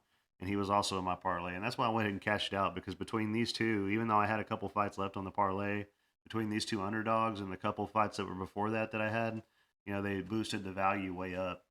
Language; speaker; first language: English; native; English